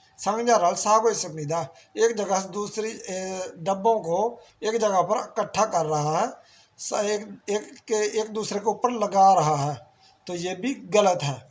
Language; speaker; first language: Urdu; non-native, local second language; Punjabi